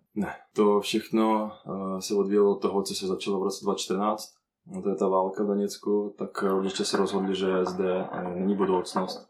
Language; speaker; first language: Czech; non-native, fluent; Russian